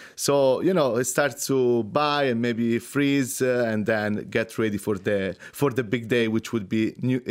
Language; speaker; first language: English; non-native, fluent; Italian